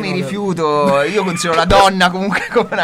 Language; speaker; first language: Italian; native; Italian